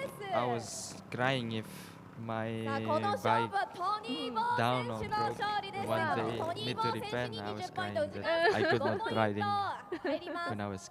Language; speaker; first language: English; non-native, fluent; Japanese